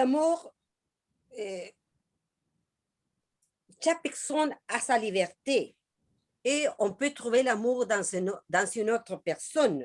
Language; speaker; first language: French; non-native, learner; Spanish